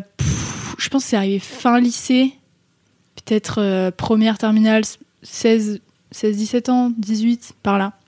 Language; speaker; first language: French; native; French